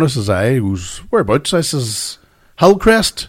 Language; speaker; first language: English; native; English